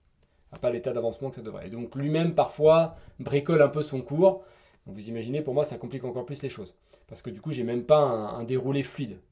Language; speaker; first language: French; native; French